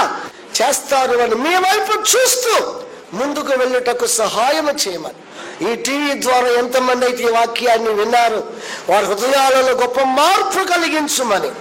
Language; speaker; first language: Telugu; native; Telugu